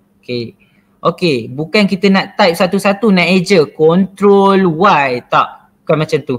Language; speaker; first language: Malay; native; Malay